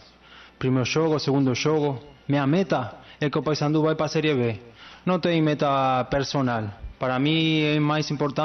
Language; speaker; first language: Portuguese; non-native, learner; Spanish